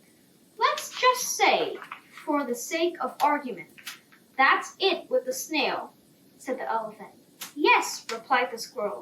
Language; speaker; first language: English; non-native, fluent; Korean